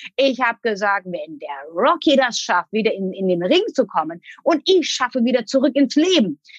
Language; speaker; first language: German; non-native, fluent; Turkish